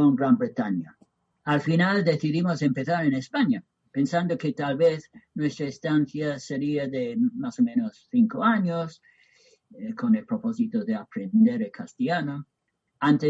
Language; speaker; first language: Spanish; non-native, fluent; English